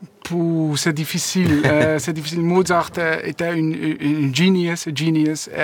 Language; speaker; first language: French; non-native, learner; Dutch